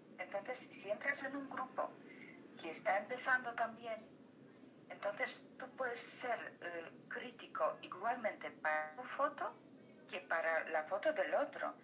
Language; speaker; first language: Spanish; non-native, fluent; Polish